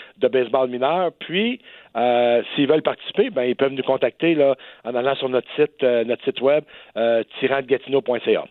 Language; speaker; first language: French; native; French